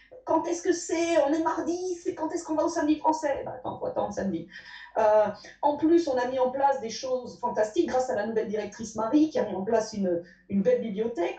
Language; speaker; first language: French; native; French